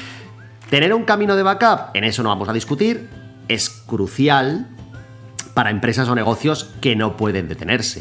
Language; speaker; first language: Spanish; native; Spanish